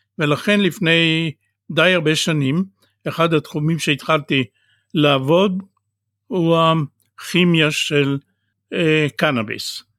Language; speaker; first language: Hebrew; non-native, fluent; Bulgarian